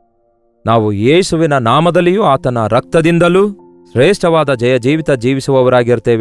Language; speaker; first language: Kannada; native; Kannada